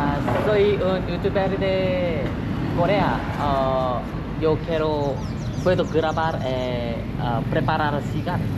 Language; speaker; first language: Spanish; non-native, learner; Korean